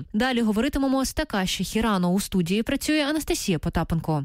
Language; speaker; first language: Ukrainian; native; Ukrainian